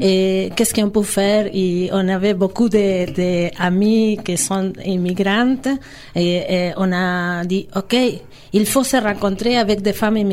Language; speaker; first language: French; non-native, fluent; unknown